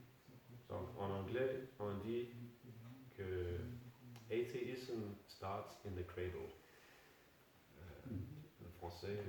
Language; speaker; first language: French; non-native, fluent; Danish